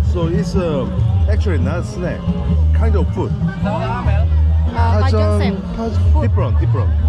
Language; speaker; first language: English; non-native, learner; Korean